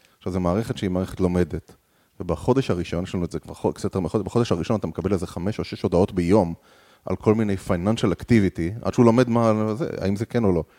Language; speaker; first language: Hebrew; native; Hebrew